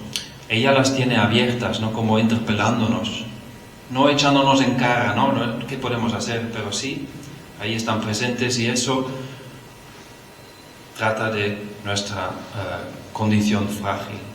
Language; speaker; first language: Spanish; non-native, fluent; Dutch